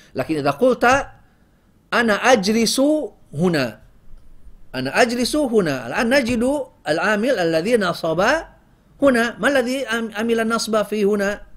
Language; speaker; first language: Arabic; non-native, fluent; Indonesian